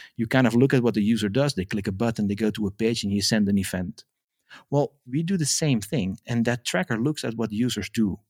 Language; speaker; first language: English; non-native, fluent; Dutch